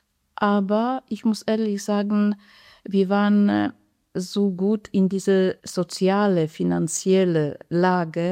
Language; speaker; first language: German; non-native, fluent; Polish